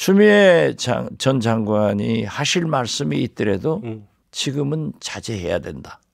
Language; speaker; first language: Korean; native; Korean